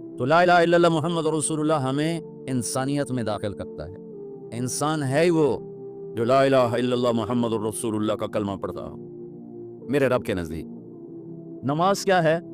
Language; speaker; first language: Urdu; non-native, local second language; Punjabi